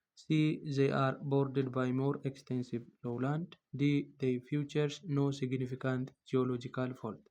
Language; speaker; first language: English; non-native, local second language; Amharic